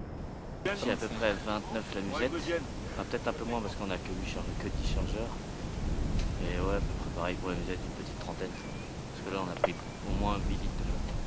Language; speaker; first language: French; native; French